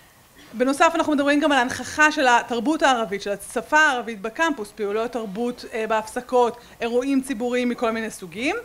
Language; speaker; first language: Hebrew; native; Hebrew